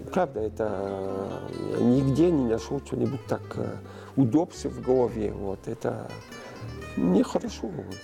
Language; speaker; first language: Russian; early bilingual, heritage; Russian